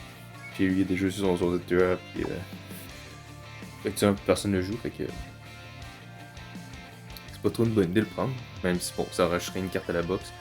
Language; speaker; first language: French; native; French